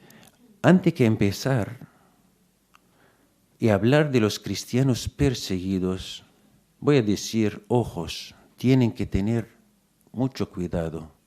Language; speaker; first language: Spanish; non-native, fluent; Arabic